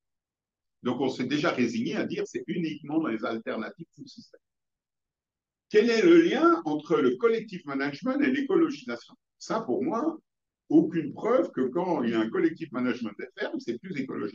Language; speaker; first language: French; native; French